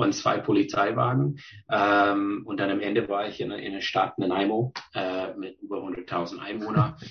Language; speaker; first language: German; non-native, fluent; English